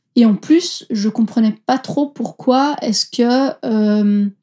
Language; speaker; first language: French; native; French